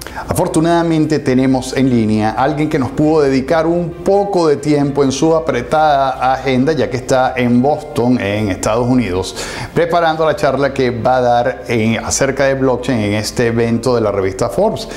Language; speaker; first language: Spanish; native; Spanish